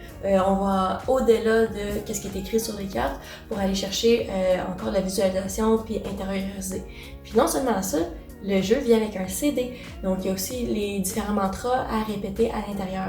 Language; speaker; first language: French; native; French